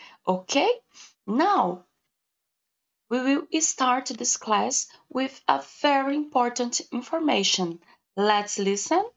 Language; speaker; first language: English; non-native, learner; Portuguese